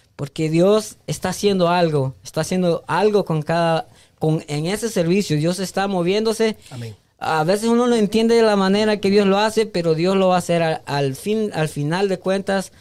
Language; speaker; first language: Spanish; native; Spanish